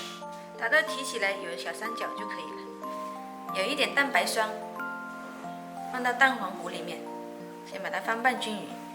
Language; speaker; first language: Chinese; native; Chinese